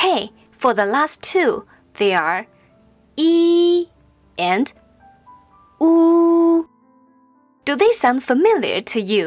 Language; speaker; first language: English; non-native, fluent; Chinese